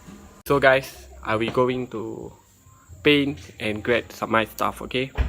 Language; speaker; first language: English; non-native, local second language; Malay